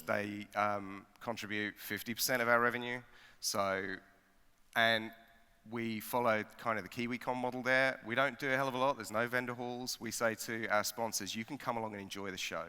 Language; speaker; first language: English; native; English